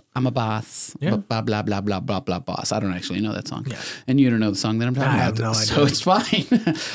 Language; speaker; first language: English; early bilingual, other home language; Spanish